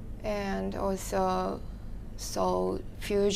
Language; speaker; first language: English; non-native, learner; Japanese